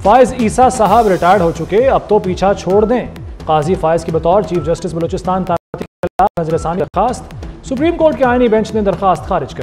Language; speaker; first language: Urdu; native; Urdu